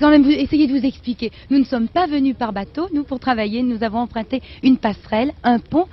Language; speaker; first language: French; native; French